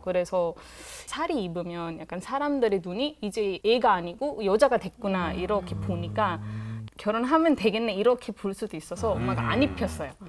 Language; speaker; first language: Korean; non-native, fluent; Hindi